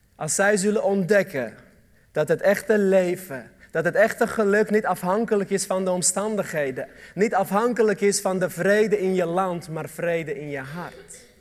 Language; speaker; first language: Dutch; early bilingual, other home language; Armenian